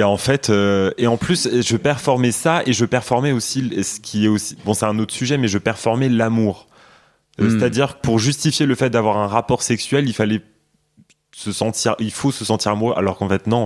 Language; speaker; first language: French; native; French